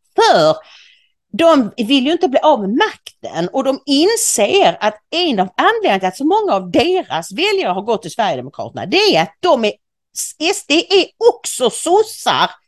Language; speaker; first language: Swedish; native; Swedish